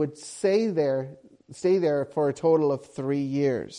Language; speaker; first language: English; non-native, local second language; Tamil